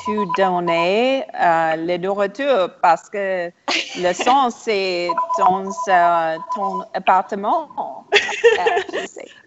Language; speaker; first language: French; non-native, learner; English